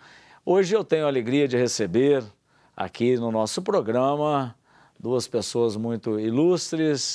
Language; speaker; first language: Portuguese; native; Portuguese